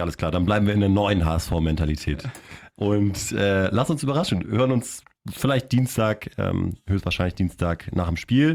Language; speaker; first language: German; native; German